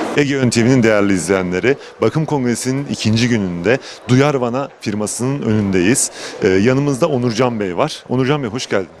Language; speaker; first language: Turkish; native; Turkish